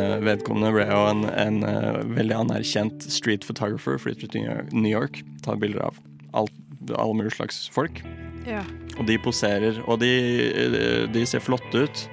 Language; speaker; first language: Norwegian; native; Norwegian